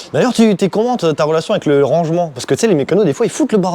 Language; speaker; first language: French; native; French